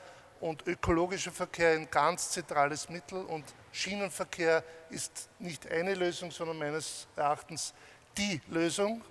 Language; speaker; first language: German; native; German